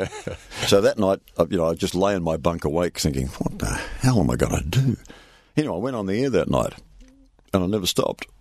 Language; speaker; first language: English; native; English